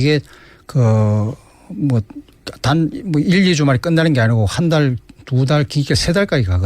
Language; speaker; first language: Korean; native; Korean